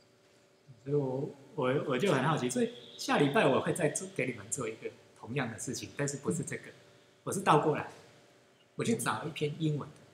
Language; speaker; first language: Chinese; native; Chinese